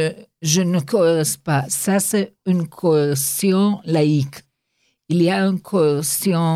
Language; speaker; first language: French; non-native, learner; Hebrew